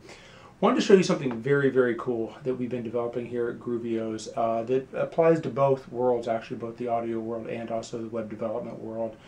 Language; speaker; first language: English; native; English